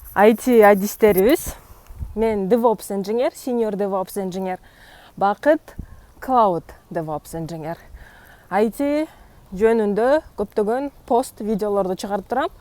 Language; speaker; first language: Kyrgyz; native; Kyrgyz